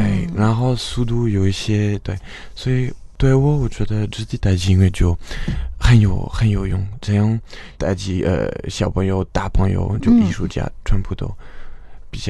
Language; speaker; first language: Chinese; non-native, fluent; French